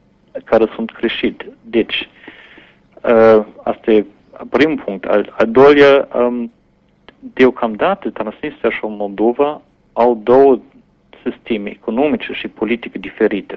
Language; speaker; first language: Romanian; non-native, learner; German